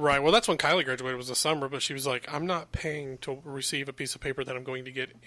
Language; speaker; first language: English; native; English